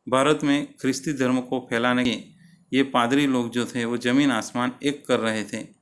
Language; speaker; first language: Hindi; non-native, local second language; Gujarati